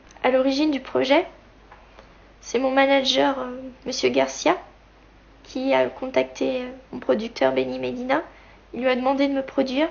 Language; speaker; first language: French; native; French